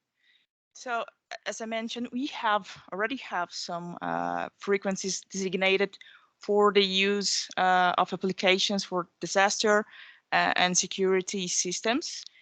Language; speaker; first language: English; non-native, fluent; Portuguese